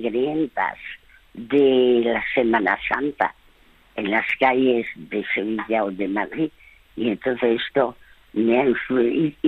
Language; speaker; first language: Spanish; early bilingual, other home language; French